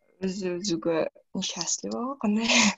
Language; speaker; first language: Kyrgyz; non-native, local second language; Russian